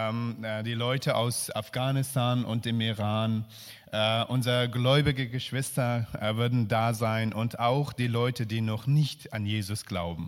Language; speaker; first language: German; non-native, learner; Persian